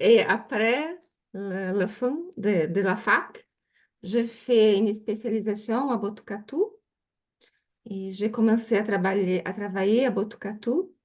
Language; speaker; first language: French; non-native, learner; Portuguese